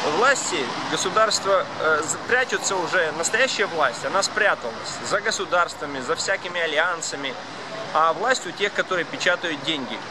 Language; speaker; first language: Russian; non-native, local second language; Latvian